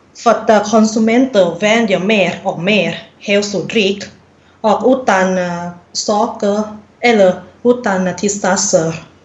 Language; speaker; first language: Swedish; non-native, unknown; Thai